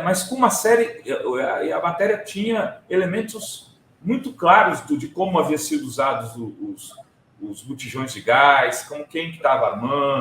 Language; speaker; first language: Portuguese; native; Portuguese